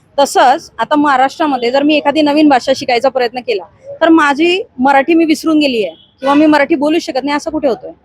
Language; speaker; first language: Marathi; non-native, local second language; Hindi